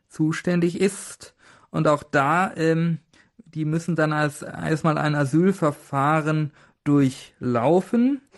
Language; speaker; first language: German; native; German